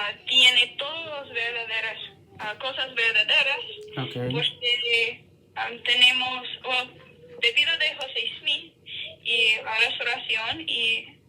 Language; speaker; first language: Spanish; non-native, learner; English